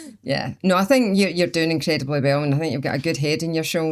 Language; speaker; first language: English; native; English